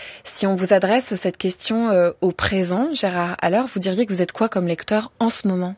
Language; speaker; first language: French; native; French